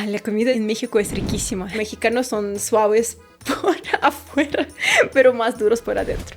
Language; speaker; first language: Spanish; non-native, fluent; Russian